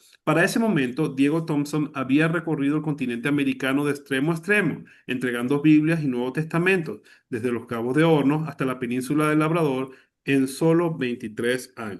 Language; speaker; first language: Spanish; native; Spanish